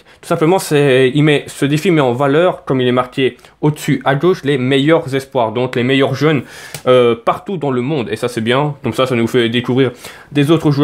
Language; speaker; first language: French; native; French